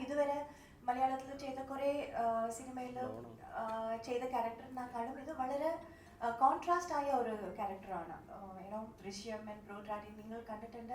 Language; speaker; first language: Malayalam; non-native, local second language; Tamil